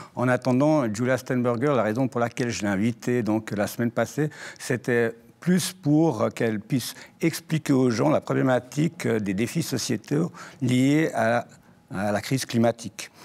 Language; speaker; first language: French; native; French